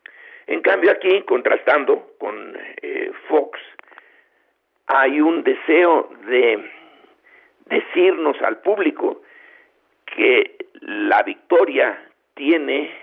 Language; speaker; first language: Spanish; native; Spanish